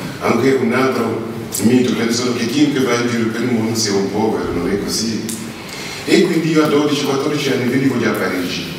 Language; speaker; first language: Italian; non-native, fluent; Wolof